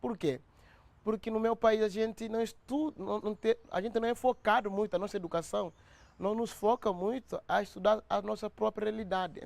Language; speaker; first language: Portuguese; non-native, local second language; Upper Guinea Crioulo